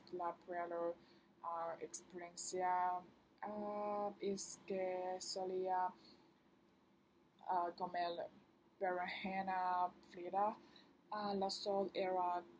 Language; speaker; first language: Spanish; non-native, learner; Chinese